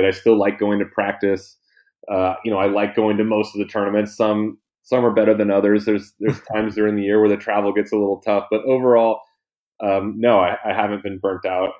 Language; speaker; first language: English; native; English